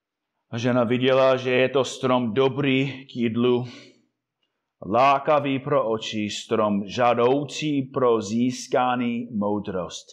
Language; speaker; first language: Czech; non-native, fluent; English